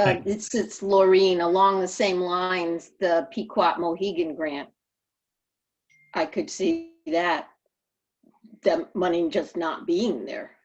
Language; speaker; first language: English; native; English